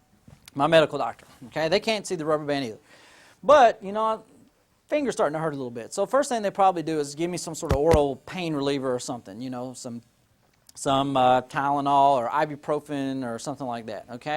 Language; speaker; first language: English; native; English